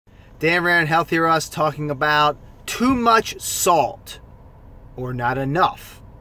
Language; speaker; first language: English; native; English